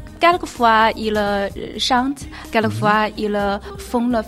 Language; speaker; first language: French; non-native, learner; Chinese